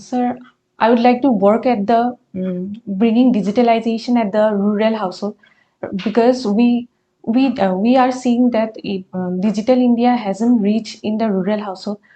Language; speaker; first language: English; non-native, local second language; Assamese